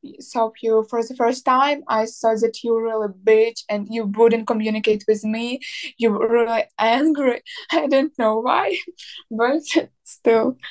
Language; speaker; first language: English; non-native, learner; Ukrainian